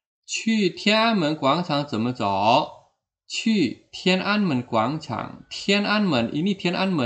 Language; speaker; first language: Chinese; non-native, fluent; Indonesian